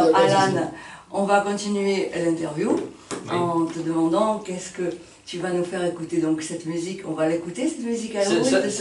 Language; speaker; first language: French; native; French